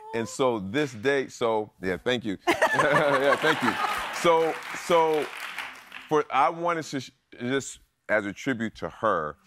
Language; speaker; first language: English; native; English